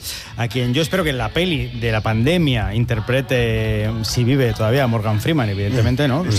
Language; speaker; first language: Spanish; native; Spanish